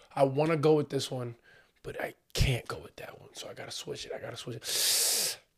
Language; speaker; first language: English; native; English